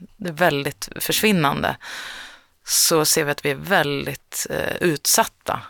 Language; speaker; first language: Swedish; native; Swedish